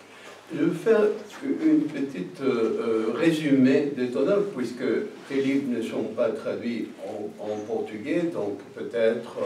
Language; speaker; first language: French; non-native, fluent; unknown